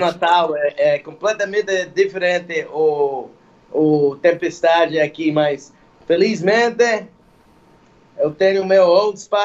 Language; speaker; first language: Portuguese; non-native, fluent; English